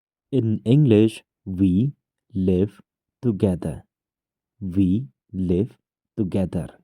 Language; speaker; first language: English; non-native, local second language; Khasi